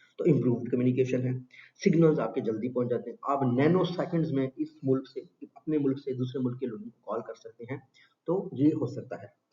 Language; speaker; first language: Urdu; non-native, local second language; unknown